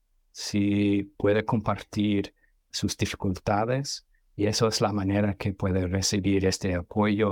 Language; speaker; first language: Spanish; non-native, fluent; English